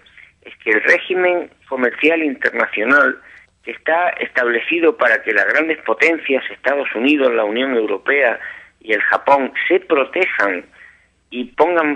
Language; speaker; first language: Spanish; native; Spanish